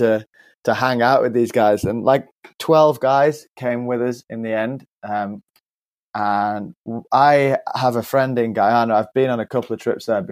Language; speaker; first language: English; native; English